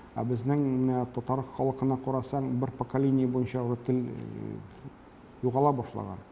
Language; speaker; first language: Tatar; early bilingual, heritage; Tatar